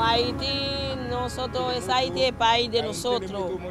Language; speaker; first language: Spanish; non-native, learner; Haitian Creole